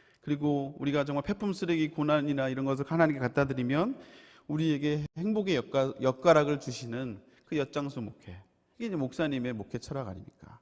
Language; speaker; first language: Korean; native; Korean